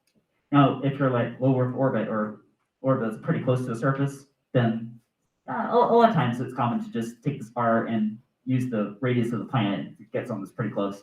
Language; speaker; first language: English; native; English